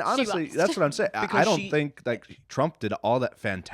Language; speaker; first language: English; native; English